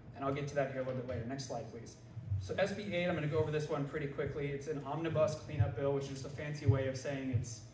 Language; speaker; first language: English; native; English